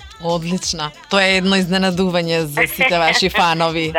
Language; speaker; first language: Macedonian; native; Macedonian